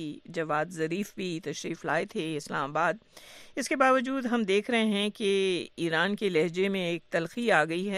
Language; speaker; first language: Urdu; native; Urdu